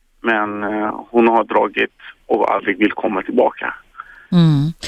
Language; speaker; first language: Swedish; early bilingual, other home language; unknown